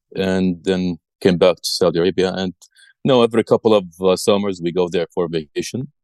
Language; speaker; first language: English; early bilingual, other home language; Arabic